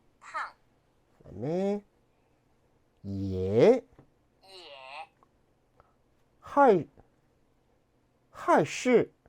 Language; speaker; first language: Chinese; non-native, learner; Korean